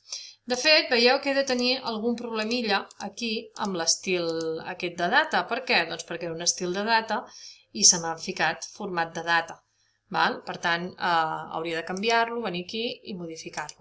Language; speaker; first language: Catalan; native; Catalan